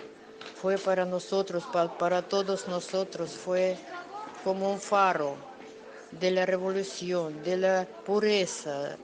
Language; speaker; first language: Spanish; non-native, fluent; Russian